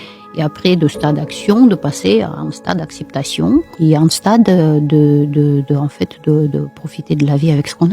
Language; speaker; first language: French; non-native, fluent; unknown